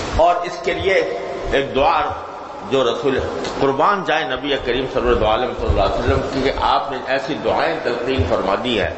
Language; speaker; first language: Urdu; native; Urdu